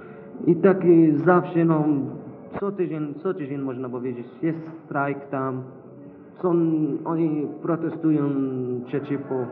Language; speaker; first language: Polish; non-native, learner; Arabic